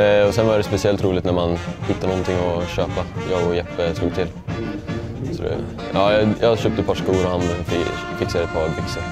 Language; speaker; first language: Swedish; native; Swedish